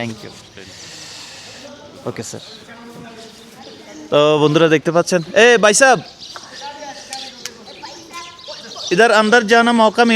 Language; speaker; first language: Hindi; non-native, learner; Bangla